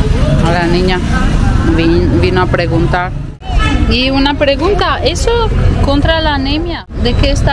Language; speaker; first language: Spanish; non-native, fluent; Italian